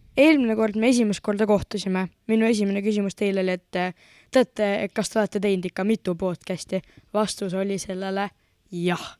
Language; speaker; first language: Estonian; native; Estonian